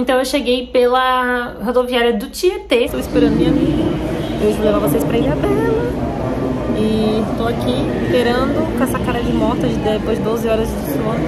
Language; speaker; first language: Portuguese; native; Portuguese